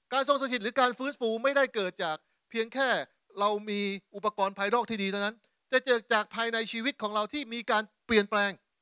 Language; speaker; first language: Thai; native; Thai